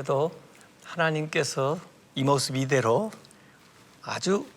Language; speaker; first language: Korean; native; Korean